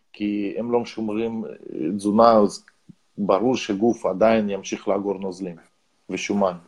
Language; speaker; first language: Hebrew; non-native, fluent; Russian